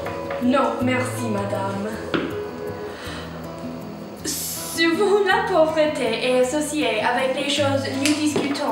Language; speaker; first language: French; non-native, learner; English